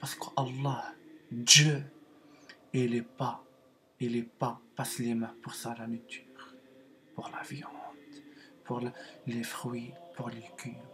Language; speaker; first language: French; non-native, learner; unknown